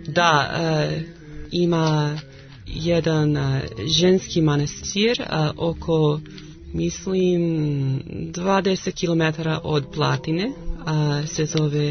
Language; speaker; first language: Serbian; non-native, learner; English